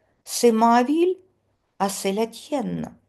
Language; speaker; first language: French; non-native, fluent; Russian